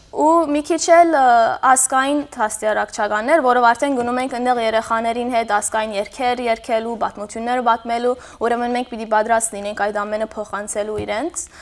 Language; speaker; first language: Armenian; early bilingual, heritage; Armenian